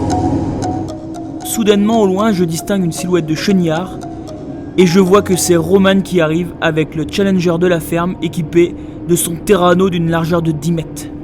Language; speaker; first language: French; native; French